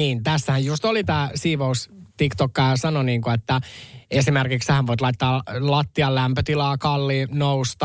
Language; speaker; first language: Finnish; native; Finnish